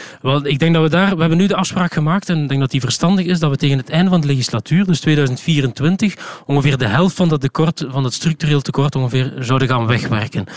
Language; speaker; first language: Dutch; native; Dutch